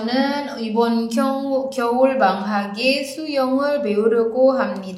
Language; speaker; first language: Korean; non-native, fluent; Indonesian